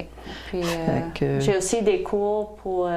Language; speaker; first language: French; non-native, local second language; English